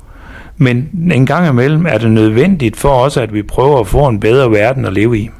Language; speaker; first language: Danish; native; Danish